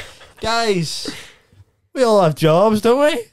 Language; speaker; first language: English; native; English